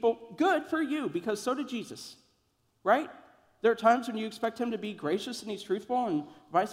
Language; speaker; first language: English; native; English